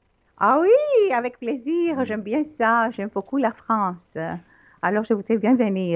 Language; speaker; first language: French; non-native, learner; Greek